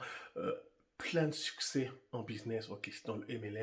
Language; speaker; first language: French; native; French